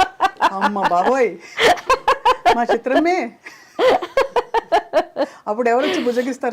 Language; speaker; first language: Telugu; native; Telugu